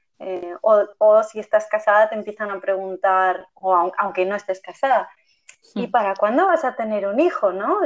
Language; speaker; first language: Spanish; non-native, fluent; Armenian